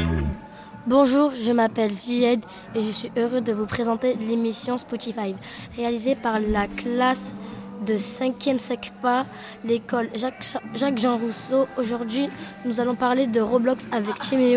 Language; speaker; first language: French; native; French